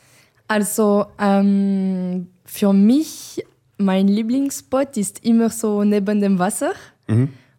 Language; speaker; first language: German; non-native, learner; French